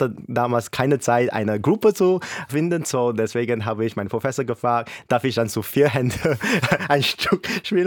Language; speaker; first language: German; non-native, fluent; English